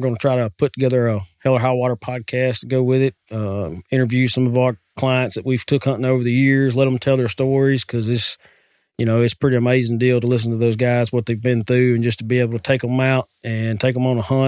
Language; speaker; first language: English; native; English